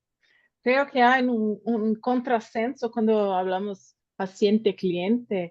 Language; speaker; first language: Spanish; non-native, fluent; Portuguese